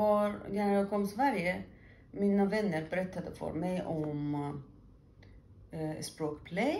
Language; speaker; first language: Swedish; non-native, learner; Persian